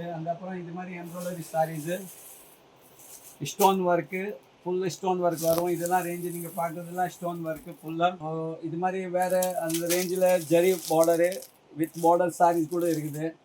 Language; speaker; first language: Tamil; non-native, fluent; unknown